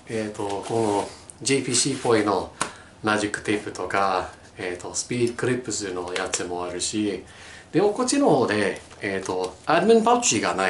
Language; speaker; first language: Japanese; non-native, learner; English